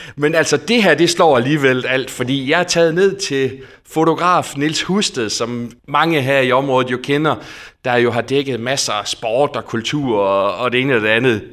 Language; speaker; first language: Danish; native; Danish